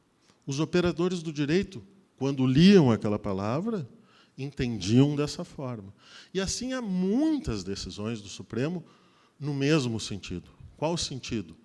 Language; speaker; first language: Portuguese; native; Portuguese